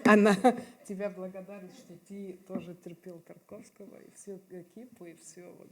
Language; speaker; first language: Russian; non-native, fluent; Serbian